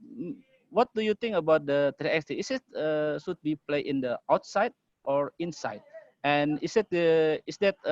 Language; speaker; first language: English; non-native, learner; Indonesian